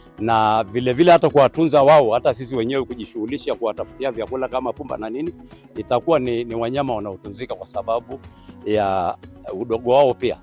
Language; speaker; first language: Swahili; non-native, local second language; Masai